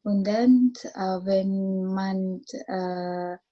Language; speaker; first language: German; non-native, learner; Indonesian